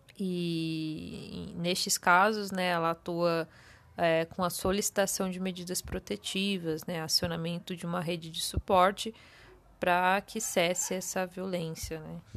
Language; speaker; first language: Portuguese; native; Portuguese